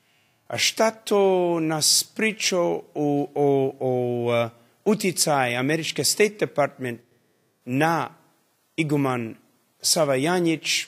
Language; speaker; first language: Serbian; early bilingual, heritage; English